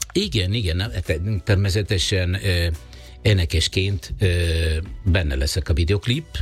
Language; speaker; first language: Hungarian; non-native, learner; Italian